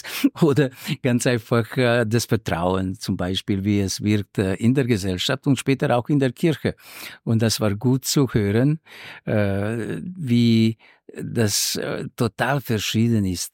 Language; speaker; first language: German; non-native, fluent; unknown